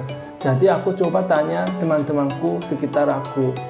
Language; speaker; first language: Indonesian; non-native, fluent; Korean